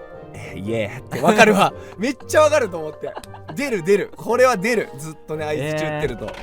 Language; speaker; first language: Japanese; native; Japanese